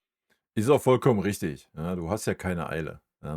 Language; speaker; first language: German; native; German